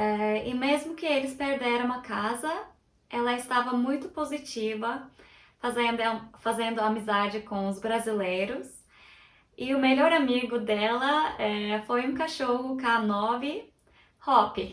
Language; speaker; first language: Portuguese; non-native, fluent; Turkish